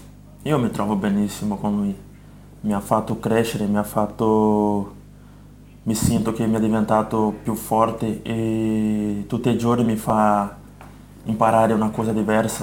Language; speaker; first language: Italian; non-native, fluent; Portuguese